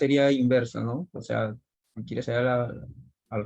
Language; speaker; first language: Spanish; native; Spanish